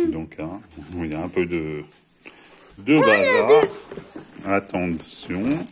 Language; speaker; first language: French; native; French